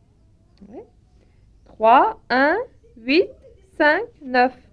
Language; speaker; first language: French; native; French